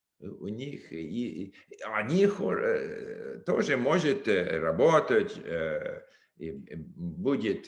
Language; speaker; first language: Russian; non-native, learner; English